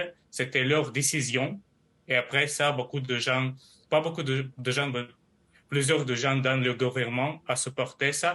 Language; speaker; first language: French; non-native, learner; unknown